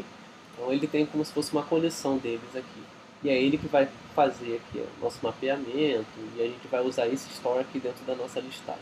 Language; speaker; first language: Portuguese; native; Portuguese